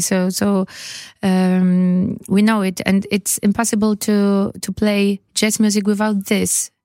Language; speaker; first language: English; non-native, learner; Polish